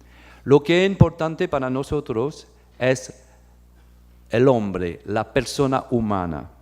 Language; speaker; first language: Spanish; non-native, fluent; French